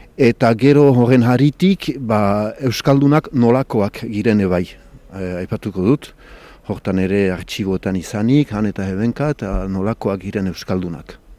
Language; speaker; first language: Basque; native; Basque